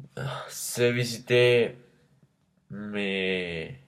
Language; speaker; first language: French; non-native, learner; Spanish